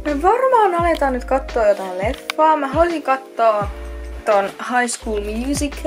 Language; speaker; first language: Finnish; native; Finnish